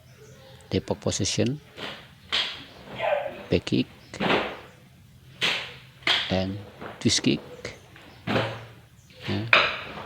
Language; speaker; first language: English; non-native, learner; Indonesian